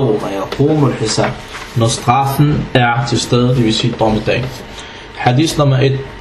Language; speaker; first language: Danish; non-native, fluent; Arabic